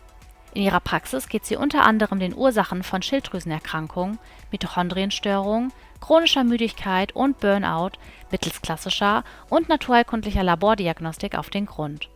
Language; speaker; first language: German; native; German